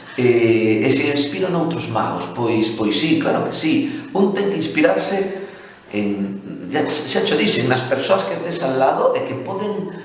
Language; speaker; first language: Galician; non-native, local second language; Spanish